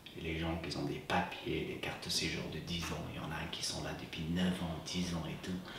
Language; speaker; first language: French; non-native, fluent; Persian